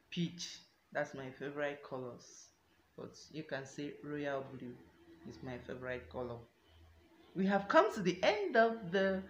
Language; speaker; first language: English; non-native, local second language; Igbo